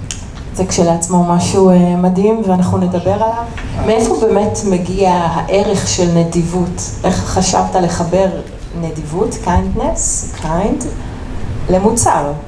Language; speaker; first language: Hebrew; native; Hebrew